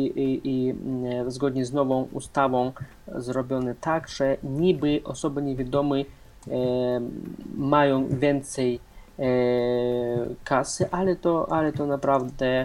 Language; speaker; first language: Polish; non-native, fluent; Russian